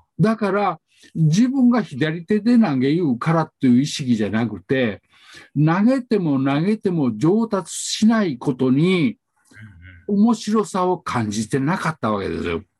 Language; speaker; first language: Japanese; native; Japanese